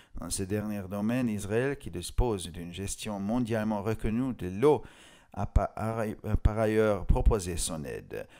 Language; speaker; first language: French; non-native, fluent; Hungarian